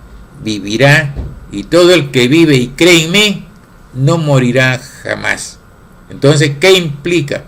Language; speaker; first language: Spanish; native; Spanish